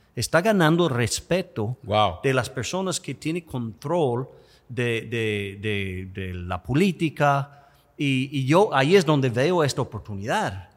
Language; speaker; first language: Spanish; non-native, fluent; English